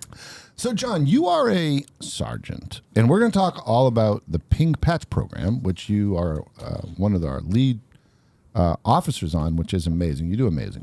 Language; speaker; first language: English; native; English